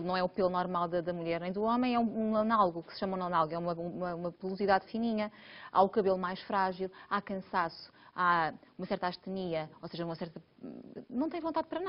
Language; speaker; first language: Portuguese; native; Portuguese